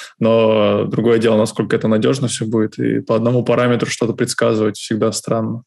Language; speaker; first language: Russian; native; Russian